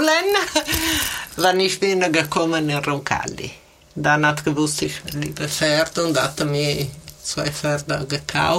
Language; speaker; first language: German; non-native, learner; Italian